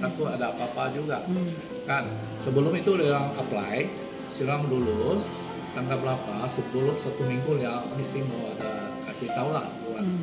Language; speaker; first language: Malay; non-native, local second language; Hakka Chinese